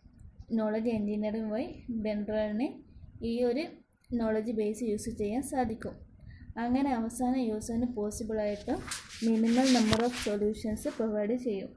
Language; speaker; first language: Malayalam; native; Malayalam